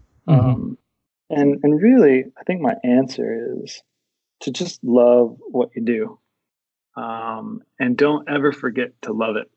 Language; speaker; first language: English; native; English